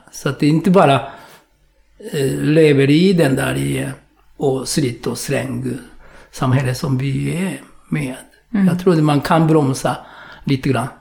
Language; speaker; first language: Swedish; non-native, fluent; Japanese